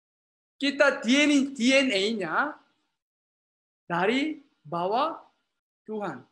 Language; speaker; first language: Indonesian; non-native, learner; Korean